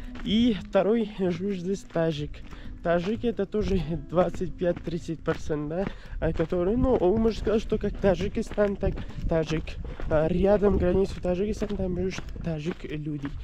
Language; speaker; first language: Russian; non-native, learner; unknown